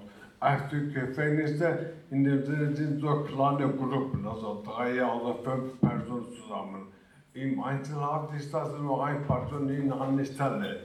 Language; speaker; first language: German; early bilingual, other home language; Turkish